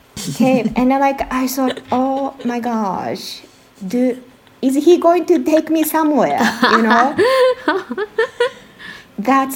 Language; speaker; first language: English; non-native, learner; Japanese